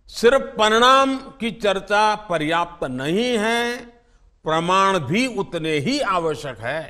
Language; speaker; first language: Hindi; non-native, local second language; Gujarati